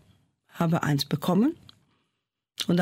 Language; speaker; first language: German; non-native, fluent; Portuguese